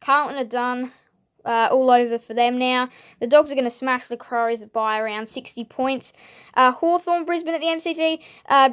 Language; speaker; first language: English; native; English